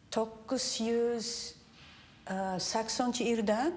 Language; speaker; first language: Uzbek; non-native, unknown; Japanese